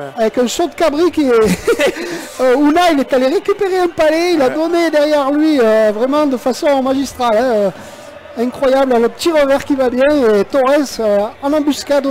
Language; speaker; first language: French; native; French